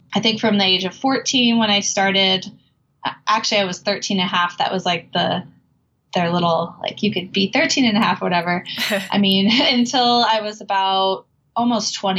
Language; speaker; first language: English; native; English